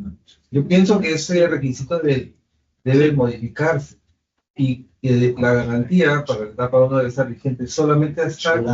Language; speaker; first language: Spanish; native; Spanish